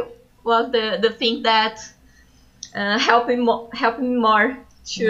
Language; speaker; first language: English; non-native, learner; Portuguese